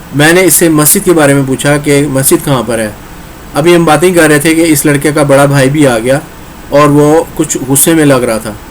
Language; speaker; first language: Urdu; non-native, local second language; Punjabi